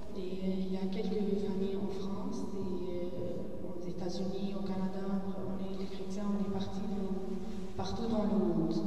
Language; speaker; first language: French; non-native, learner; Arabic